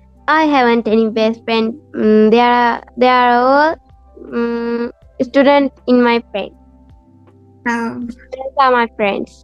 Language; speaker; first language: English; non-native, learner; Sinhala